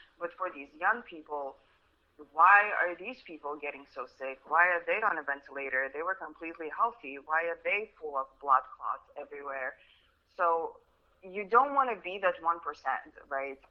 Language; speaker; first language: English; early bilingual, other home language; Russian